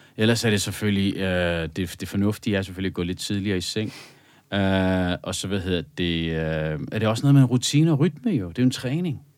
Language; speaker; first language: Danish; early bilingual, other home language; Arabic